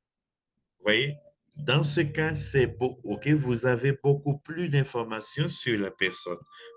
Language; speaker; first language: French; non-native, fluent; Spanish